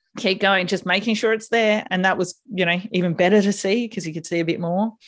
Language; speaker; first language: English; native; English